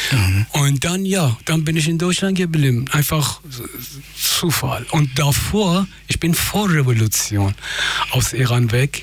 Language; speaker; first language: German; non-native, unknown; Persian